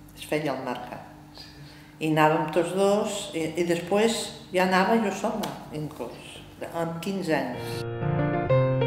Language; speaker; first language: Catalan; native; Catalan